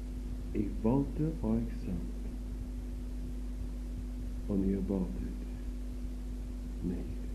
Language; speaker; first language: German; non-native, fluent; English